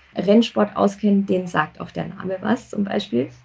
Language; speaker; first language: German; native; German